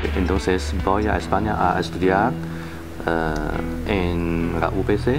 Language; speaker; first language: Spanish; non-native, learner; Chinese